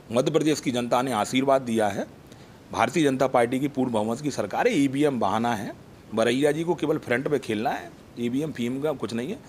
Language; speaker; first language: Hindi; native; Hindi